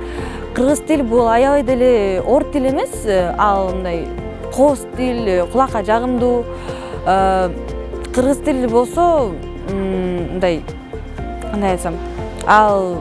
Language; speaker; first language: Kyrgyz; non-native, local second language; Russian